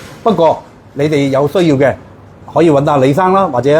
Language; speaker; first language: Cantonese; native; Cantonese